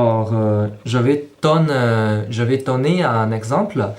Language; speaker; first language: French; non-native, fluent; Chinese